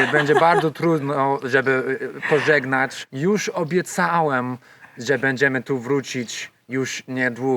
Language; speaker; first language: Polish; non-native, learner; English